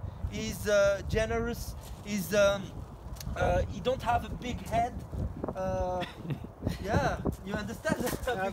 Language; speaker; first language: English; non-native, learner; French